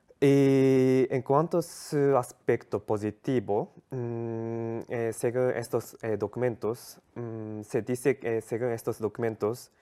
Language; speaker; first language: Spanish; non-native, learner; Japanese